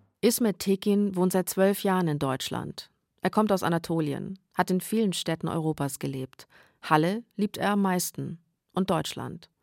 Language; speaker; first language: German; native; German